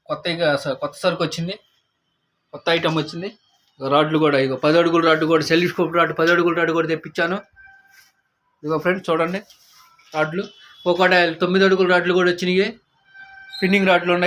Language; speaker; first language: Telugu; native; Telugu